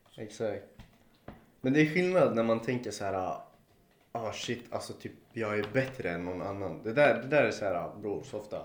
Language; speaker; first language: Swedish; early bilingual, other home language; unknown